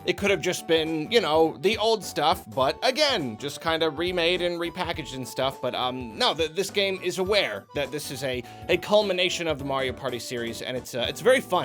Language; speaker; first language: English; native; English